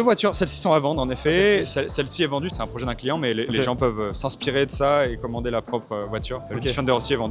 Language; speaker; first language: French; native; French